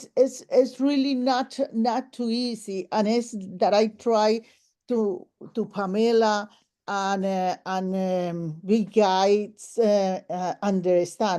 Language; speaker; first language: English; non-native, local second language; Spanish